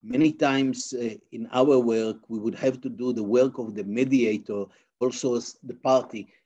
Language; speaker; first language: English; non-native, fluent; Hebrew